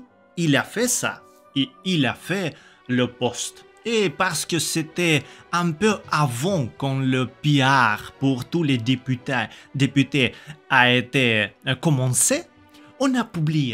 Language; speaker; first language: French; non-native, learner; Russian